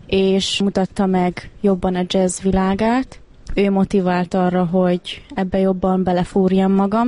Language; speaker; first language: Hungarian; native; Hungarian